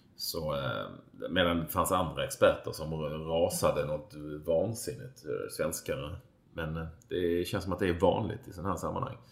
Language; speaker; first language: Swedish; native; Swedish